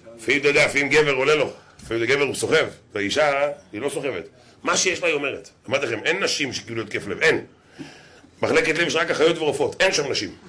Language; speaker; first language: Hebrew; native; Hebrew